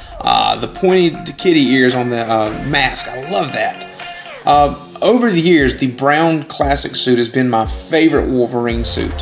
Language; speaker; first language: English; native; English